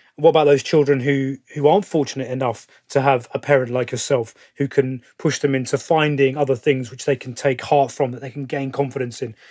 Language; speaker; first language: English; native; English